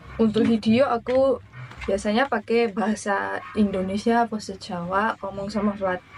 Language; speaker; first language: Indonesian; early bilingual, other home language; Russian